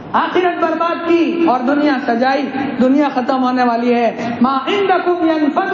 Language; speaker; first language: Urdu; non-native, local second language; Gujarati